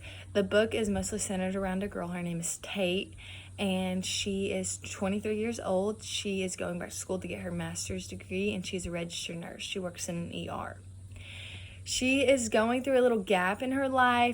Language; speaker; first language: English; native; English